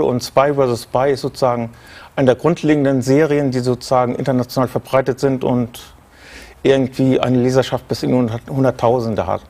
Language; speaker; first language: German; native; German